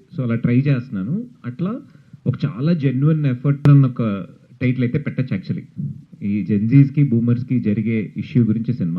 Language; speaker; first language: Telugu; native; Telugu